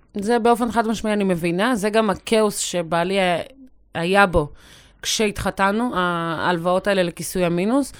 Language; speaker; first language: Hebrew; native; Hebrew